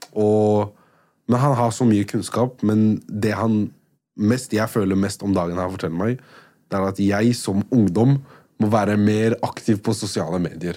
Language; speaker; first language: Norwegian; native; Norwegian